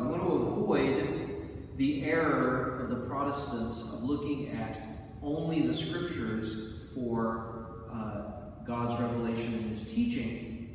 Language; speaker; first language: English; native; English